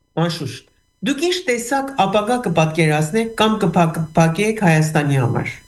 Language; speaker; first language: Armenian; early bilingual, heritage; Armenian